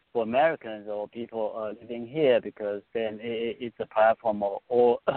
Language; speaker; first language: English; non-native, fluent; Chinese